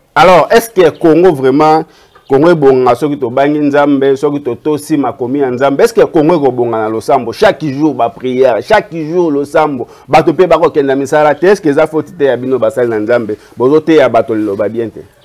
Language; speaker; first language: Lingala; native; Lingala